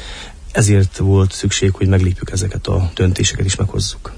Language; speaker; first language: Hungarian; native; Hungarian